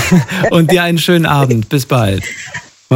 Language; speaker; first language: German; native; German